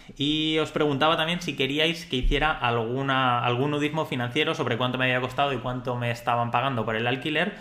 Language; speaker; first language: Spanish; native; Spanish